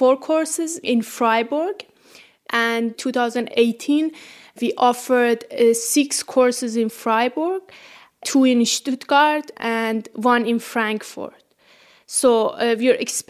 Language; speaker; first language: English; non-native, fluent; Persian